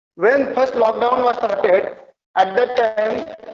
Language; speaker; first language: English; non-native, local second language; Marathi